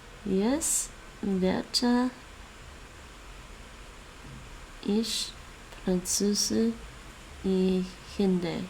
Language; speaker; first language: Lithuanian; non-native, learner; Cantonese